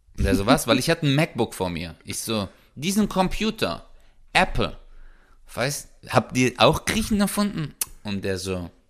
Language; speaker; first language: German; early bilingual, other home language; Turkish